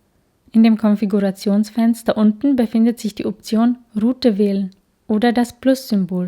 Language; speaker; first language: German; native; German